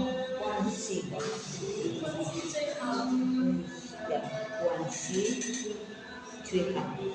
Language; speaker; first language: Chinese; non-native, learner; Indonesian